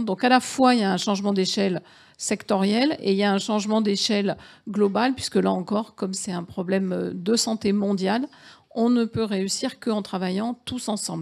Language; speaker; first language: French; native; French